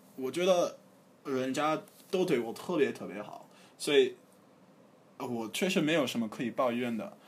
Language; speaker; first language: Chinese; non-native, fluent; English